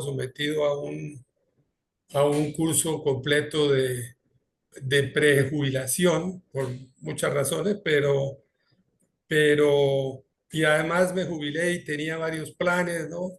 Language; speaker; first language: Spanish; native; Spanish